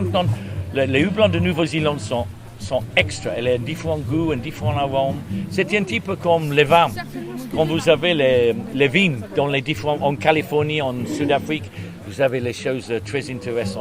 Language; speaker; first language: French; non-native, learner; English